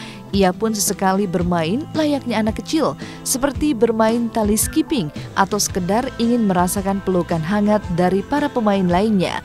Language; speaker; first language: Indonesian; native; Indonesian